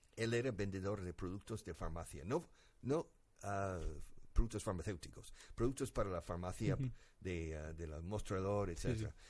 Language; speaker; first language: Spanish; non-native, fluent; English